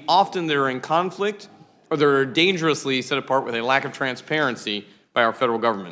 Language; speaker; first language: English; native; English